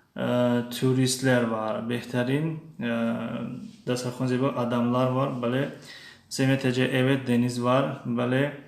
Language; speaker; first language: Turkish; non-native, fluent; Tajik